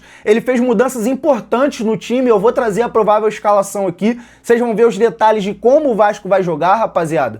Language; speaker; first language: Portuguese; native; Portuguese